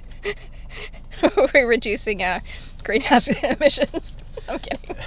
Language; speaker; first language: English; native; English